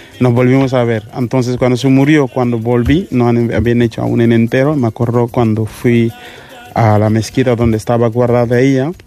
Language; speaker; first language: Spanish; non-native, fluent; Mandingo